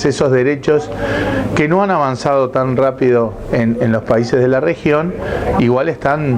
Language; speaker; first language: Spanish; native; Spanish